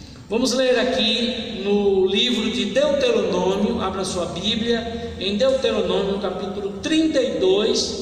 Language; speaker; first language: Portuguese; native; Portuguese